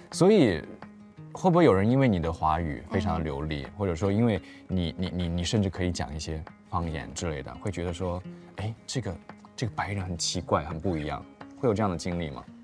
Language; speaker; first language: Chinese; native; Chinese